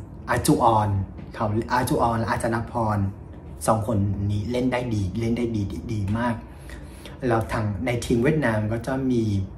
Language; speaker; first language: Thai; non-native, fluent; Vietnamese